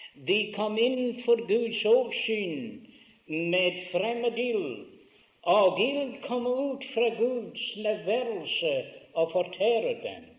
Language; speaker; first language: Norwegian; early bilingual, heritage; Norwegian